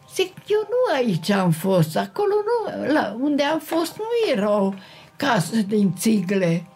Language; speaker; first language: Romanian; non-native, local second language; Hungarian